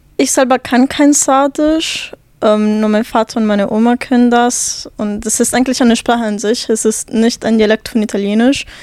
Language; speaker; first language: German; early bilingual, other home language; Italian